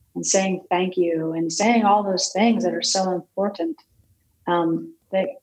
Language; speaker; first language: English; native; English